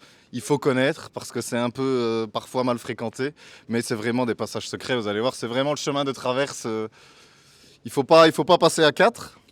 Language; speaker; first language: French; native; French